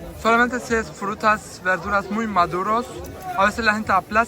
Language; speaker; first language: Spanish; non-native, learner; Turkish